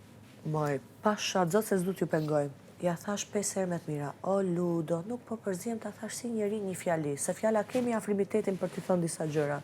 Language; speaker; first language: Albanian; native; Albanian